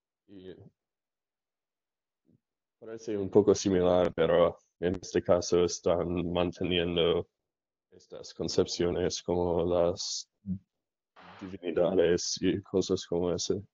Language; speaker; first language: Spanish; non-native, learner; English